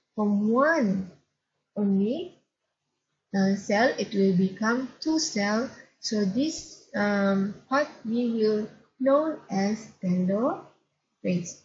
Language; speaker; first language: English; non-native, local second language; Malay